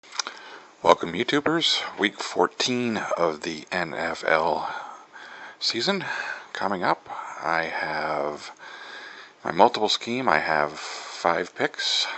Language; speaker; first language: English; native; English